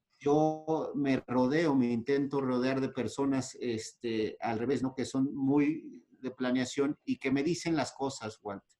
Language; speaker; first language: Spanish; native; Spanish